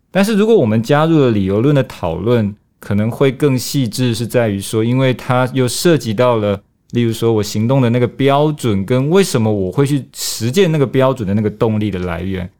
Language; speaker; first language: Chinese; native; Chinese